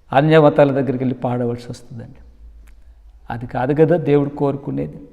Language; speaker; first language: Telugu; non-native, local second language; Koya